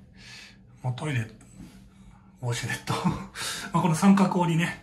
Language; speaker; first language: Japanese; native; Japanese